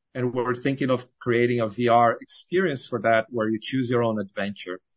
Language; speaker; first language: English; non-native, fluent; Portuguese